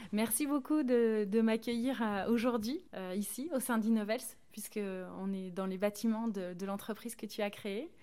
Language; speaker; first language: French; native; French